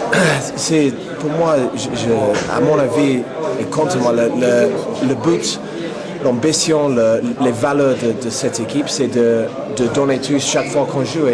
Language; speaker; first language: French; non-native, fluent; English